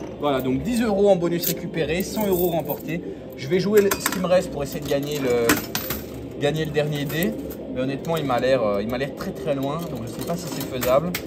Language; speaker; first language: French; native; French